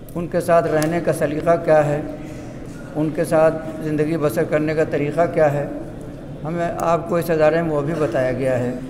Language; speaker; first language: Urdu; native; Urdu